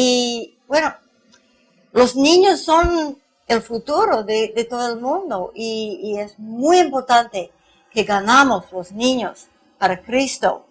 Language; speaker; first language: Spanish; non-native, fluent; English